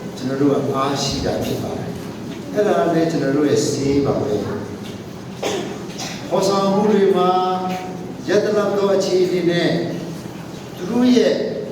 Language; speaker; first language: Burmese; non-native, local second language; Hakha Chin